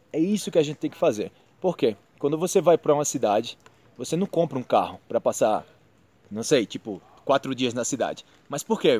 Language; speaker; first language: Portuguese; native; Portuguese